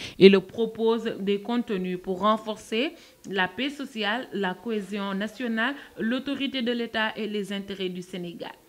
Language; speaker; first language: French; non-native, local second language; Wolof